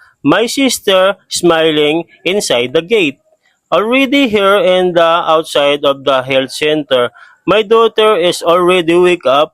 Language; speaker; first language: English; non-native, learner; Filipino